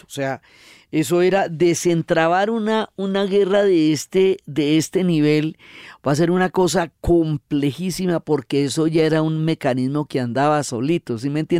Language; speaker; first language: Spanish; native; Spanish